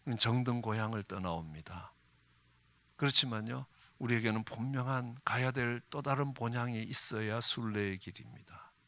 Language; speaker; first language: Korean; native; Korean